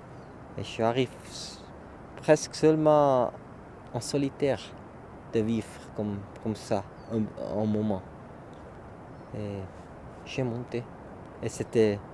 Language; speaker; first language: French; non-native, local second language; German